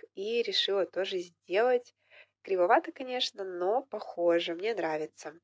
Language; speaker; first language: Russian; native; Russian